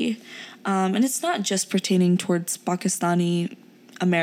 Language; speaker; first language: English; early bilingual, other home language; Urdu